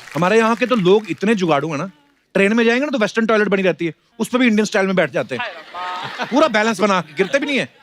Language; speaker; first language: Hindi; non-native, local second language; Punjabi